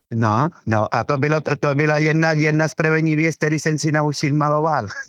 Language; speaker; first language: Czech; non-native, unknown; Spanish